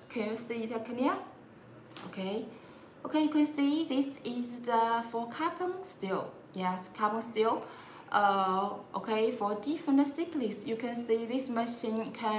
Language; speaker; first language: English; non-native, learner; Chinese